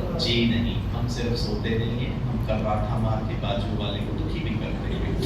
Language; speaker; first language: Hindi; non-native, local second language; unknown